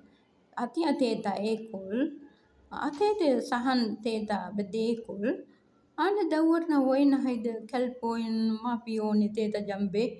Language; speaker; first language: Arabic; non-native, learner; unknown